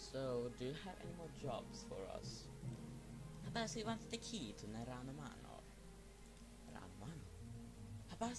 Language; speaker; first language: English; non-native, fluent; Swedish